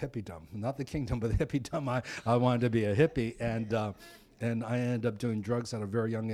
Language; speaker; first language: English; native; English